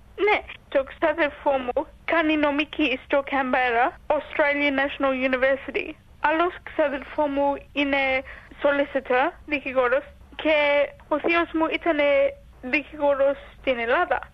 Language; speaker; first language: Greek; early bilingual, heritage; English